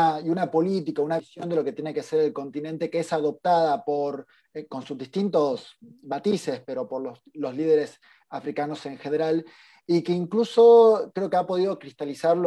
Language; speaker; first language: Spanish; native; Spanish